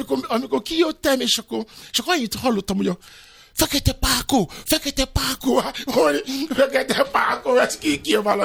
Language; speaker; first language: Hungarian; non-native, learner; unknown